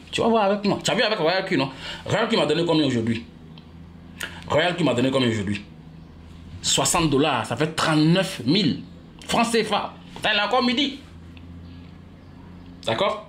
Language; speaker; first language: French; native; French